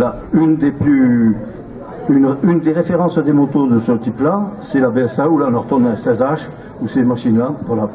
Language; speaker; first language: French; native; French